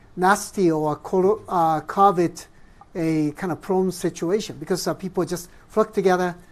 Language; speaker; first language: English; non-native, fluent; Japanese